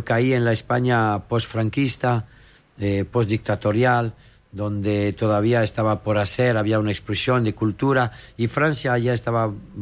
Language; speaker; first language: Spanish; non-native, fluent; French